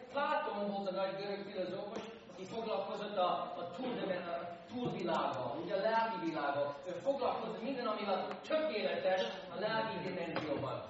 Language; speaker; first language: Hungarian; non-native, fluent; English